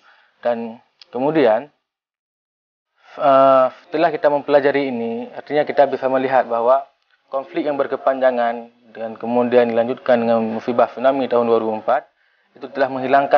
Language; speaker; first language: Indonesian; non-native, local second language; Achinese